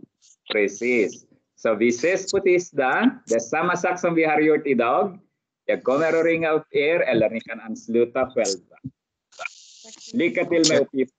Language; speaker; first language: Swedish; non-native, fluent; Arabic